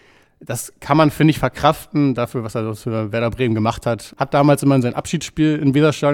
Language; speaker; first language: German; native; German